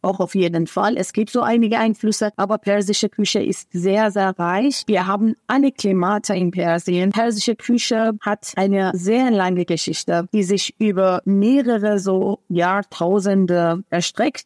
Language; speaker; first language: German; non-native, fluent; Persian